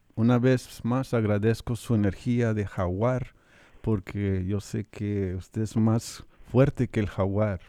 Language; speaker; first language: Spanish; early bilingual, heritage; Spanish